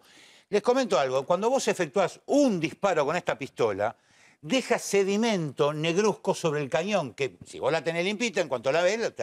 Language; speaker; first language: Spanish; native; Spanish